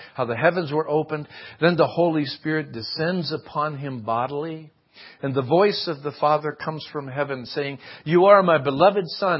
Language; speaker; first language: English; native; English